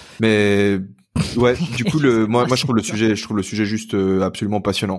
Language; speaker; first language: French; native; French